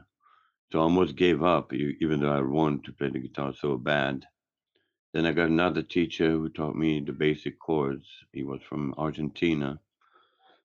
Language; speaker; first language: English; non-native, fluent; French